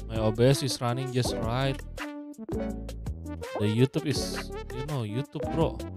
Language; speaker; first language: English; non-native, learner; Indonesian